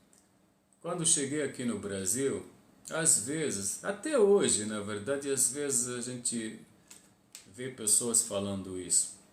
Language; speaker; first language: Portuguese; non-native, fluent; Arabic